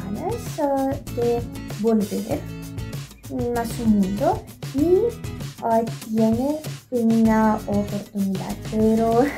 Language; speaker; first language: Spanish; non-native, fluent; Russian